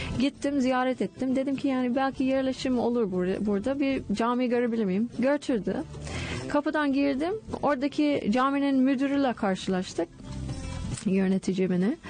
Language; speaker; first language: Turkish; non-native, fluent; English